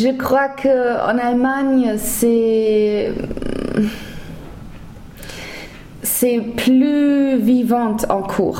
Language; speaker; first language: French; non-native, fluent; German